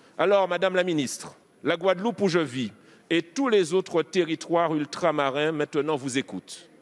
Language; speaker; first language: French; native; French